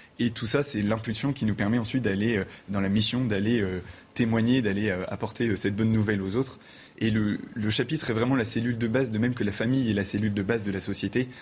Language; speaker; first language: French; native; French